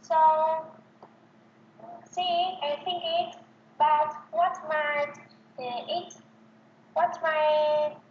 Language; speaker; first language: English; non-native, learner; Vietnamese